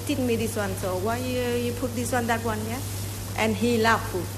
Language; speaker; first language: English; non-native, learner; Vietnamese